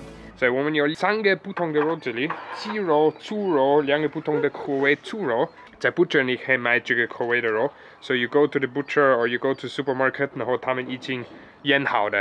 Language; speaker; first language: Chinese; non-native, fluent; German